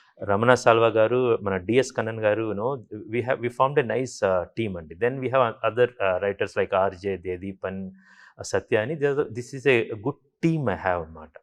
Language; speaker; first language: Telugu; native; Telugu